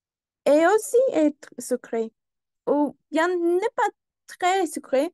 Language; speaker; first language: French; non-native, learner; Spanish